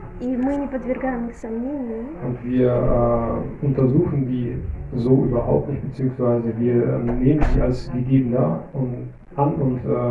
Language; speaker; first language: German; non-native, fluent; Russian